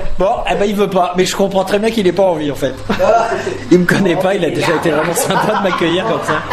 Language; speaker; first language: French; native; French